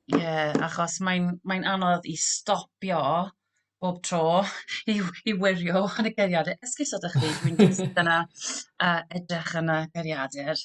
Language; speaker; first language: Welsh; non-native, local second language; English